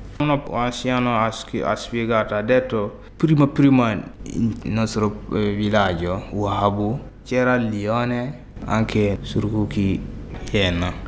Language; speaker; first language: Italian; non-native, learner; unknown